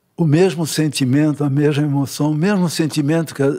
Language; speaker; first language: Portuguese; native; Portuguese